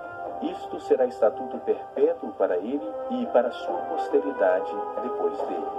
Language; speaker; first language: Portuguese; native; Portuguese